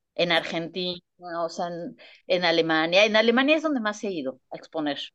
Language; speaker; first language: Spanish; native; Spanish